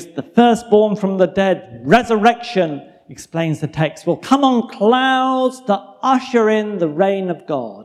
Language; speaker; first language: English; native; English